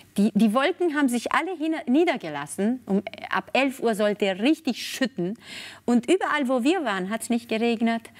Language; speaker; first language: German; non-native, fluent; Spanish